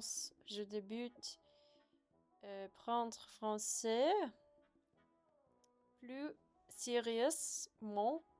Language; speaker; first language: French; non-native, learner; English